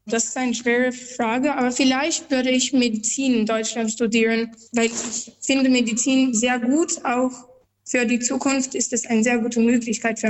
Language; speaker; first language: German; non-native, learner; Albanian